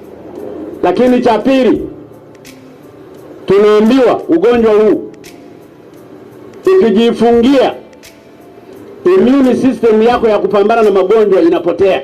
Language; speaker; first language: Swahili; native; Swahili